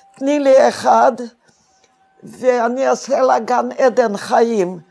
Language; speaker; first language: Hebrew; non-native, fluent; Hungarian